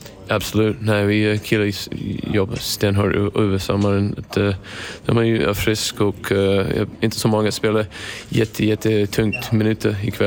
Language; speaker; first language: Swedish; non-native, learner; English